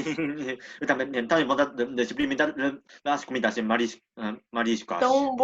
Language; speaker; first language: Portuguese; non-native, learner; Japanese